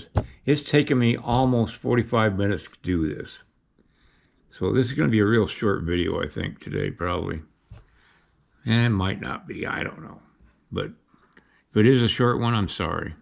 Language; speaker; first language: English; native; English